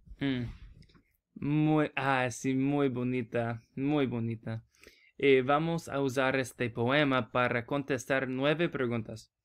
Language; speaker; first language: Spanish; non-native, learner; English